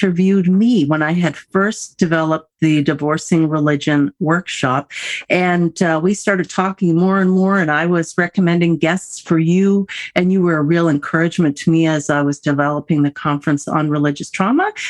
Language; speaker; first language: English; native; English